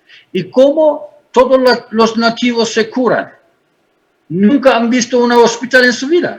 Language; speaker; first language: Spanish; non-native, fluent; Turkish